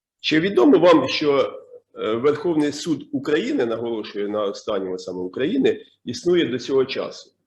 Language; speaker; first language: Ukrainian; native; Ukrainian